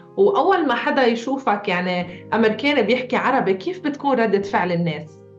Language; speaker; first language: Arabic; native; Arabic